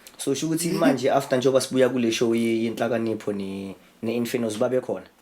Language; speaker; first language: Zulu; native; Zulu